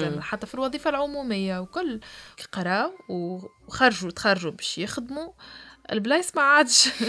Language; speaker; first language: Arabic; native; Arabic